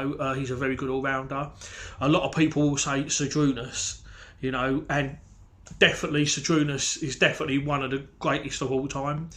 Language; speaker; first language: English; native; English